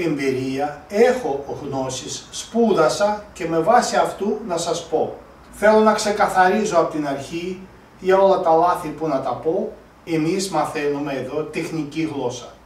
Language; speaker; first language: Greek; non-native, fluent; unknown